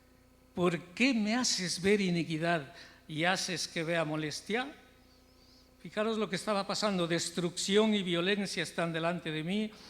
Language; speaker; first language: Spanish; native; Spanish